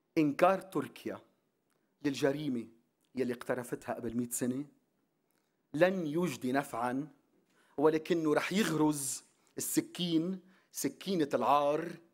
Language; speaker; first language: Arabic; non-native, local second language; Armenian